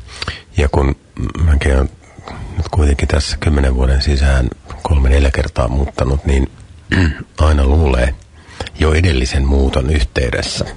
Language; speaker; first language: Finnish; native; Finnish